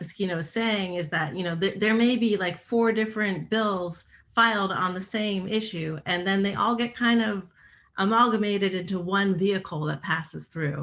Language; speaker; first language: English; native; English